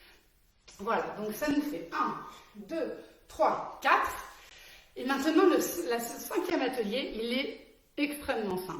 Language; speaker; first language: French; native; French